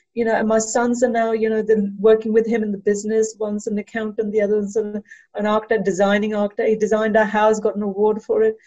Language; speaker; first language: English; early bilingual, other home language; Punjabi